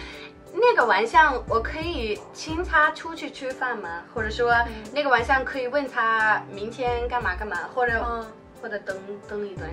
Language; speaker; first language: Chinese; non-native, fluent; Danish